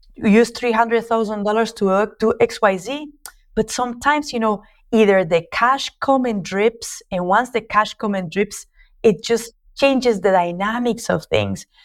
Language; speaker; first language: English; non-native, fluent; Spanish